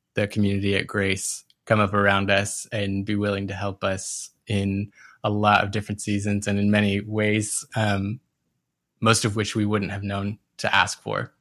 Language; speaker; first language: English; native; English